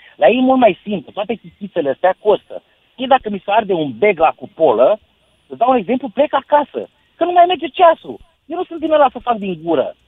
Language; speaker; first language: Romanian; native; Romanian